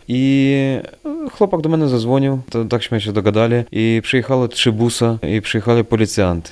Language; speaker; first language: Polish; non-native, learner; Ukrainian